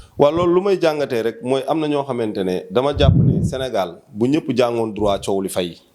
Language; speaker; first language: Wolof; non-native, local second language; Fula